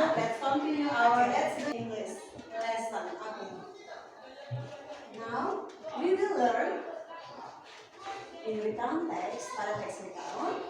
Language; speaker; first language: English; non-native, learner; Indonesian